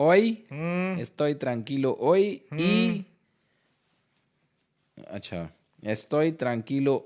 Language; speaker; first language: Spanish; non-native, learner; Hindi